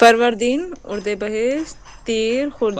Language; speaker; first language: Persian; non-native, learner; Urdu